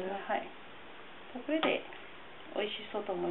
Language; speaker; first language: Japanese; non-native, fluent; Chinese